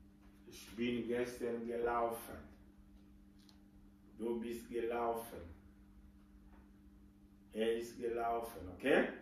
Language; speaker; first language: German; non-native, fluent; French